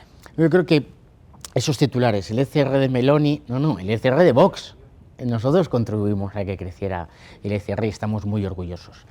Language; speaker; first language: Spanish; native; Spanish